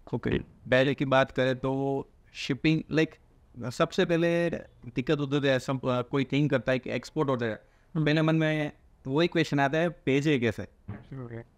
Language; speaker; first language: Hindi; non-native, local second language; Gujarati